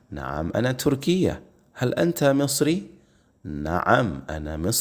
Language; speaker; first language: Arabic; non-native, fluent; Indonesian